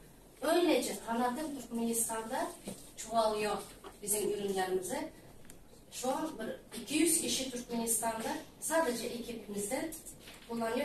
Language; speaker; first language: Turkish; non-native, learner; Turkmen